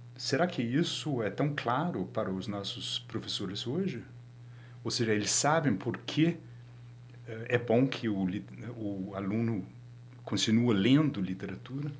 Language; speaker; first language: Portuguese; non-native, fluent; Danish